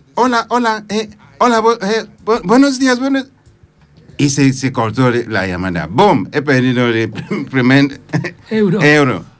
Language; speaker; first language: Spanish; non-native, fluent; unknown